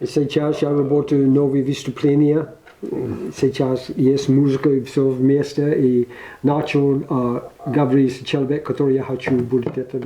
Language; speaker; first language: Russian; non-native, learner; English